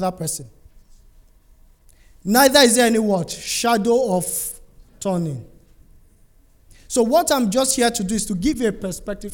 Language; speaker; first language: English; non-native, local second language; Yoruba